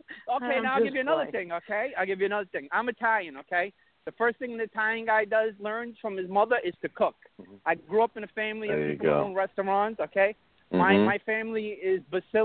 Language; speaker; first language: English; early bilingual, other home language; Italian